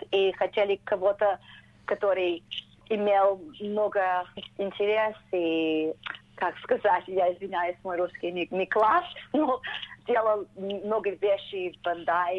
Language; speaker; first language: Russian; early bilingual, heritage; Russian